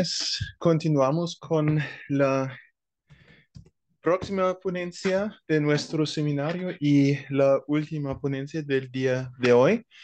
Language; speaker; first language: Spanish; non-native, fluent; German